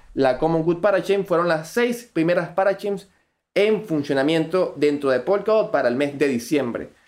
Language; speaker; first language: Spanish; native; Spanish